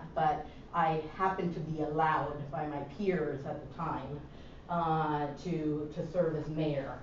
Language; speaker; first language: English; early bilingual, other home language; Spanish